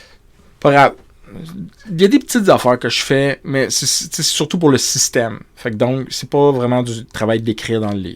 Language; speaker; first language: French; native; French